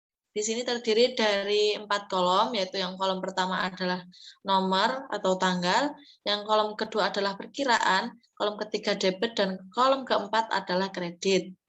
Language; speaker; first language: Indonesian; native; Indonesian